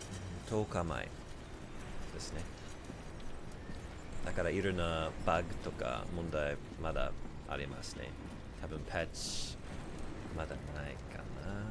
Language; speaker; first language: Japanese; non-native, learner; English